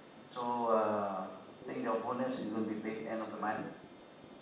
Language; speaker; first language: English; non-native, local second language; Malay